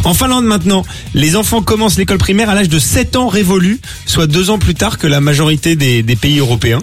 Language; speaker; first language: French; native; French